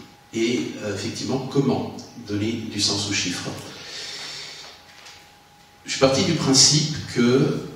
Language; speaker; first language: French; native; French